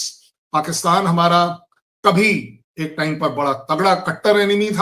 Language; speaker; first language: Hindi; native; Hindi